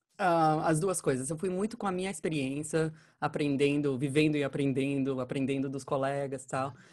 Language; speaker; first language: Portuguese; non-native, fluent; English